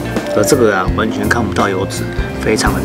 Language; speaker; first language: Chinese; native; Chinese